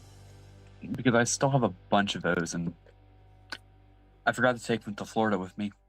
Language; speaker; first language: English; native; English